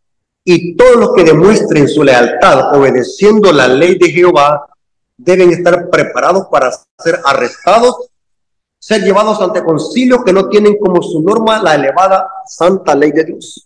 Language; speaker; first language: Spanish; native; Spanish